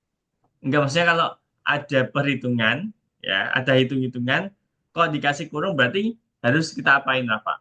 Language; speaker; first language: Indonesian; native; Indonesian